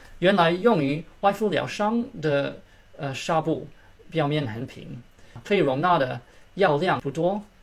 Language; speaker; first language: Chinese; early bilingual, heritage; Chinese